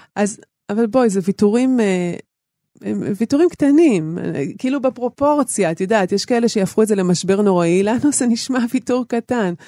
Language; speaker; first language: Hebrew; native; Hebrew